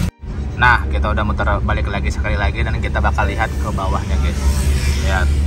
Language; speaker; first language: Indonesian; native; Indonesian